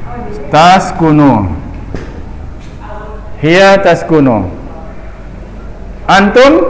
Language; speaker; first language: Arabic; non-native, fluent; Indonesian